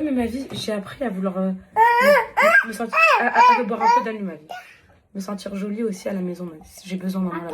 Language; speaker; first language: French; native; French